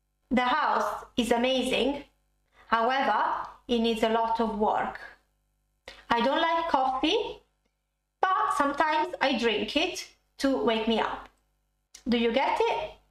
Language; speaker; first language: English; non-native, fluent; Italian